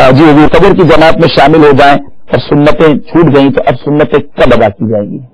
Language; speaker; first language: Urdu; native; Urdu